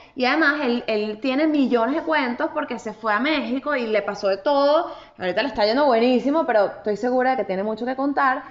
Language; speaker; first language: Spanish; native; Spanish